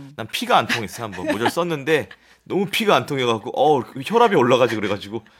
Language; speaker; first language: Korean; native; Korean